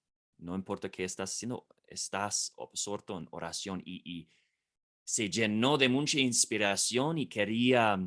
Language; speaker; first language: Spanish; non-native, fluent; English